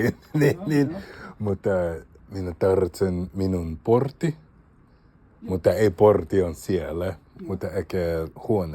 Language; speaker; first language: Finnish; non-native, learner; English